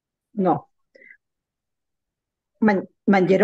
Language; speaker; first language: Italian; non-native, learner; Spanish